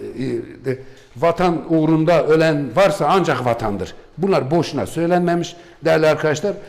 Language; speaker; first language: Turkish; non-native, local second language; Kurdish